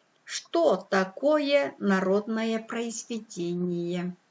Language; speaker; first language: Russian; non-native, local second language; Kyrgyz